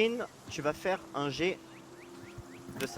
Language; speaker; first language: French; native; French